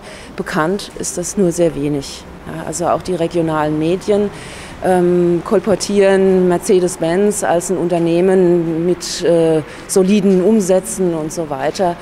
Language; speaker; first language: German; native; German